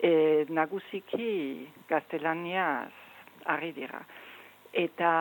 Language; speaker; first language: Basque; non-native, fluent; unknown